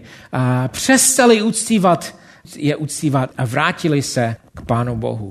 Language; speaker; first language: Czech; non-native, fluent; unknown